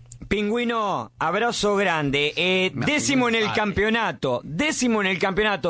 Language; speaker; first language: Spanish; native; Spanish